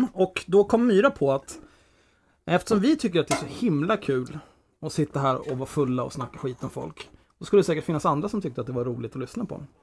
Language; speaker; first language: Swedish; native; Swedish